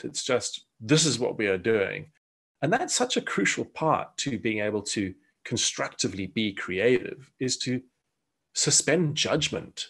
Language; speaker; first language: English; native; English